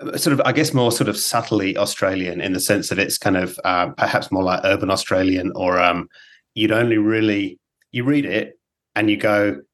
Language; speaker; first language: English; native; English